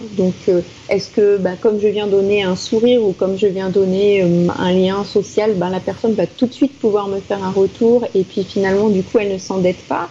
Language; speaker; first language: French; native; French